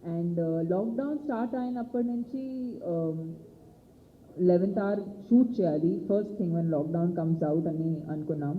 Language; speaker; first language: Telugu; non-native, local second language; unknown